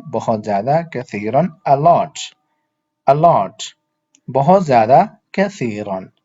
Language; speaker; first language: Urdu; native; Urdu